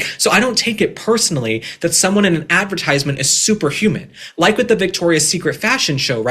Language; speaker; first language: English; native; English